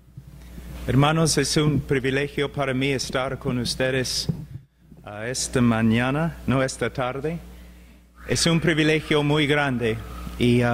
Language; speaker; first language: Spanish; non-native, fluent; English